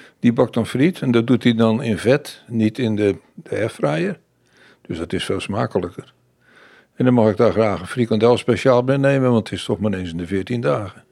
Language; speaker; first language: Dutch; native; Dutch